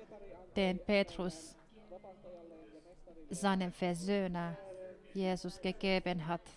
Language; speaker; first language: German; non-native, fluent; Finnish